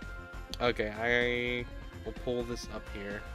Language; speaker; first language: English; native; English